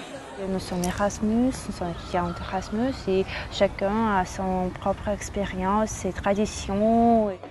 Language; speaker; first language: French; non-native, learner; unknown